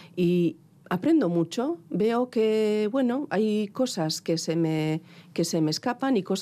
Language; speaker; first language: Spanish; non-native, local second language; Basque